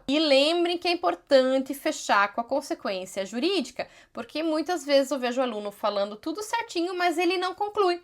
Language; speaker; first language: Portuguese; native; Portuguese